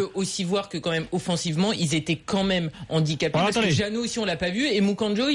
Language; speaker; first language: French; native; French